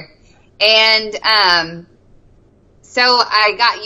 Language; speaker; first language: English; native; English